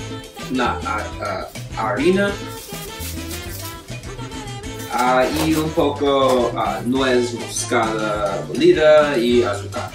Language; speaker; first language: Spanish; non-native, learner; English